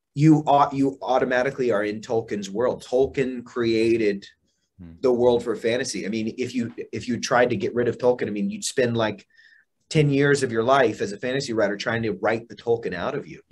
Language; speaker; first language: English; native; English